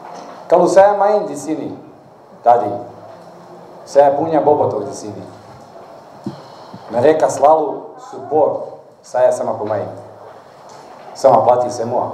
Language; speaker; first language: Indonesian; non-native, learner; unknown